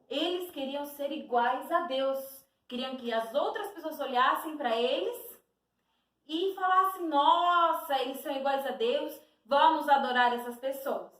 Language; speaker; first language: Portuguese; native; Portuguese